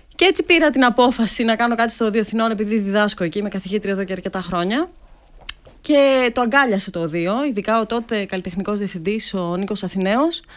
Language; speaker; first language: Greek; native; Greek